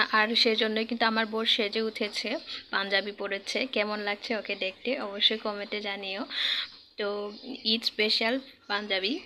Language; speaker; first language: Bangla; non-native, local second language; Garo